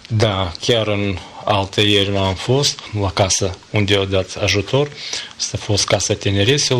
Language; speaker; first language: Romanian; non-native, learner; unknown